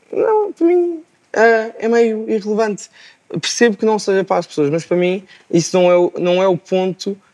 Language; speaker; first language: Portuguese; native; Portuguese